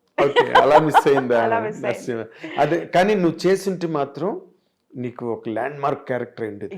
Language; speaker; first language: Telugu; native; Telugu